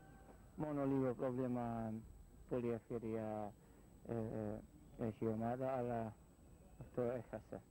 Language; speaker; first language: Greek; non-native, learner; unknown